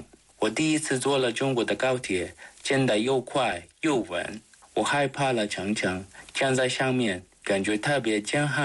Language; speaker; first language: Chinese; non-native, fluent; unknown